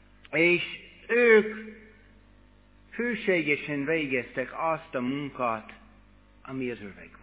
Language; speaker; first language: Hungarian; non-native, fluent; English